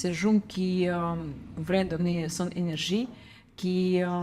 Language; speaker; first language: French; non-native, learner; Ukrainian